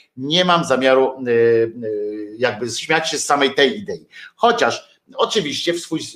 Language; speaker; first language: Polish; native; Polish